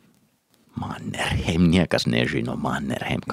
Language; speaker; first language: Lithuanian; non-native, learner; Finnish